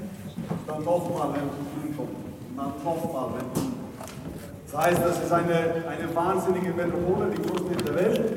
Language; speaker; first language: German; non-native, fluent; Icelandic